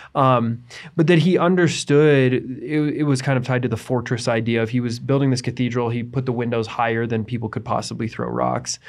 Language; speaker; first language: English; native; English